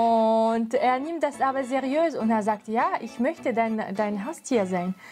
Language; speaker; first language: German; non-native, fluent; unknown